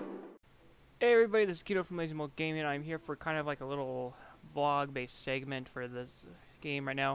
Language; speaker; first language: English; native; English